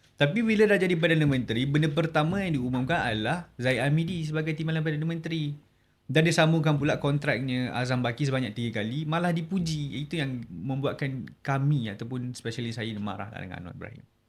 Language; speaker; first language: Malay; native; Malay